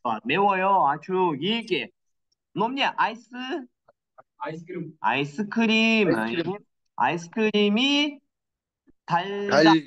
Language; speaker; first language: Korean; non-native, learner; Kyrgyz